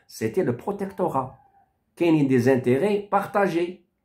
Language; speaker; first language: French; non-native, local second language; Arabic